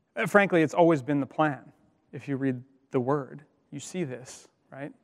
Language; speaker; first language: English; native; English